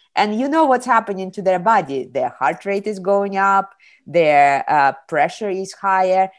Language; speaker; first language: English; non-native, fluent; Kazakh